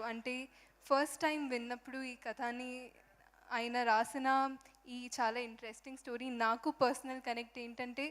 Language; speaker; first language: Telugu; non-native, local second language; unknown